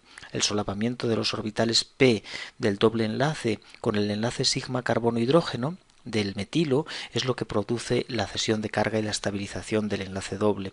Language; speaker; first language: Spanish; native; Spanish